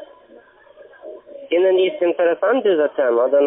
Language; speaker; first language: German; non-native, learner; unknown